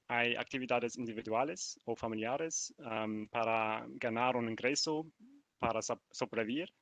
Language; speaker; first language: Spanish; non-native, learner; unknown